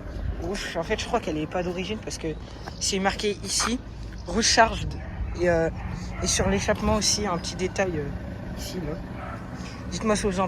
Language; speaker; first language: French; native; French